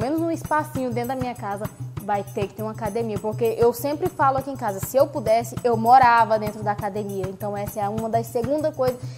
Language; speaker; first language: Portuguese; native; Portuguese